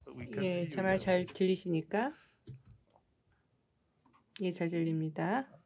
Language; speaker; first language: Korean; native; Korean